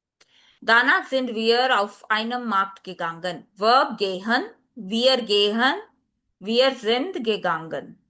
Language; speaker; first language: German; non-native, learner; Hindi